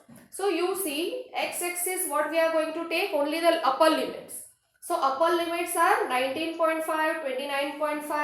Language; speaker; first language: English; non-native, local second language; Hindi